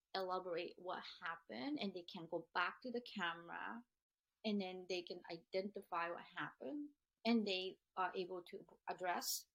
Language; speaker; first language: English; non-native, fluent; Japanese